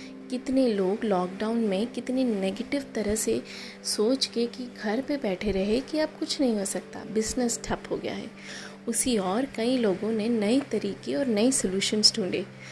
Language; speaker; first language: Hindi; native; Hindi